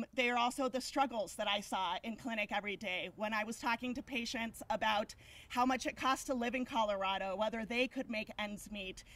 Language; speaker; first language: English; early bilingual, other home language; Spanish